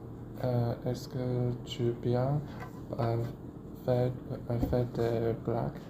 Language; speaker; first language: French; non-native, learner; Chinese